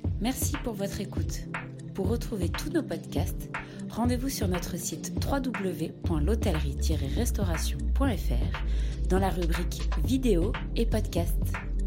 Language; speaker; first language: French; native; French